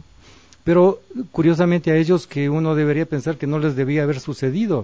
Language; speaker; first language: Spanish; native; Spanish